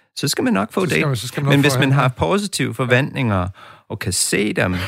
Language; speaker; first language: Danish; non-native, fluent; English